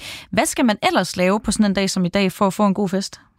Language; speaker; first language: Danish; native; Danish